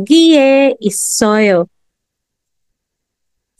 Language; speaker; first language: Korean; non-native, fluent; Filipino